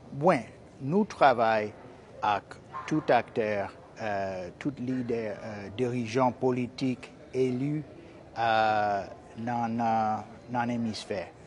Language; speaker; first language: Haitian Creole; non-native, fluent; English